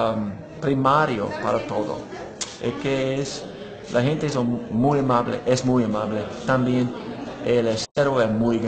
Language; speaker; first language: Spanish; non-native, fluent; English